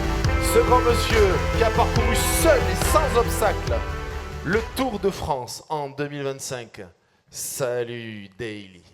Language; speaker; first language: French; native; French